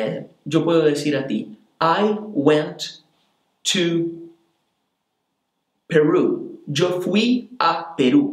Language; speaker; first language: Spanish; non-native, fluent; Portuguese